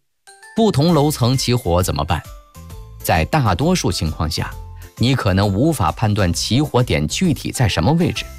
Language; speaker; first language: Chinese; native; Chinese